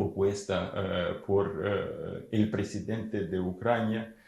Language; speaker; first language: Spanish; non-native, fluent; Ukrainian